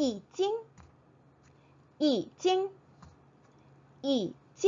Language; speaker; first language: Chinese; non-native, fluent; Korean